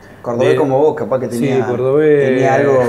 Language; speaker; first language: Spanish; native; Spanish